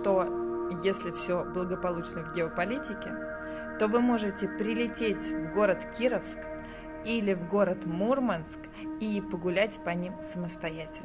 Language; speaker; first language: Russian; native; Russian